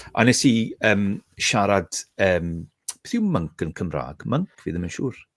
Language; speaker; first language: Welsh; native; Welsh